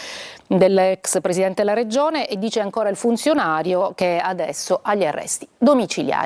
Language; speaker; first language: Italian; native; Italian